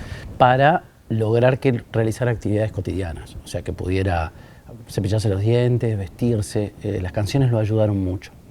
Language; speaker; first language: Spanish; native; Spanish